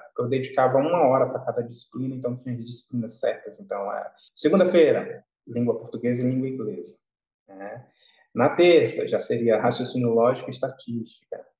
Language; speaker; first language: Portuguese; native; Portuguese